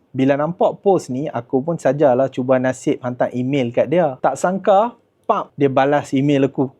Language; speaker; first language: Malay; native; Malay